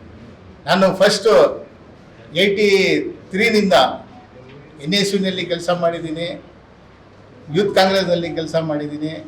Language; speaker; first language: Kannada; non-native, local second language; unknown